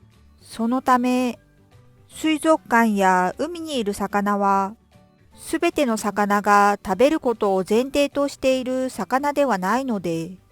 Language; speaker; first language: Japanese; non-native, fluent; Korean